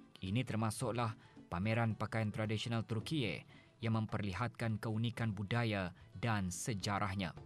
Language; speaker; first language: Malay; native; Malay